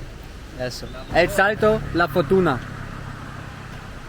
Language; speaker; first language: Spanish; non-native, learner; German